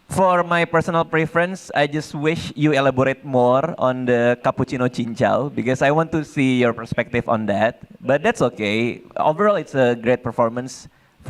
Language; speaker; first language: English; non-native, fluent; Indonesian